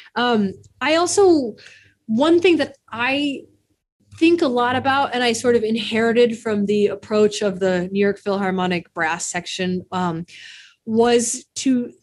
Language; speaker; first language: English; native; English